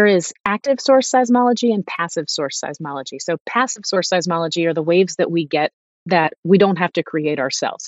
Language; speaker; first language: English; native; English